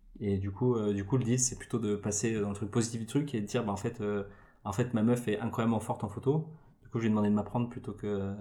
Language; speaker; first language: French; native; French